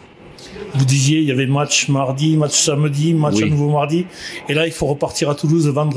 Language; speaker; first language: French; native; French